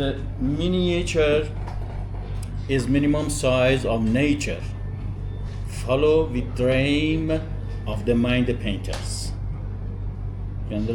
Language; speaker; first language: English; non-native, learner; Persian